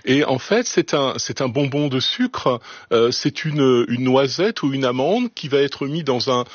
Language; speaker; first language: French; native; French